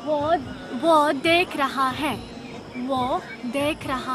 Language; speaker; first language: Hindi; non-native, fluent; Arabic